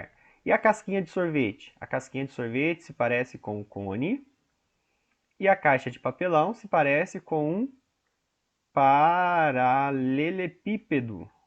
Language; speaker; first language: Portuguese; native; Portuguese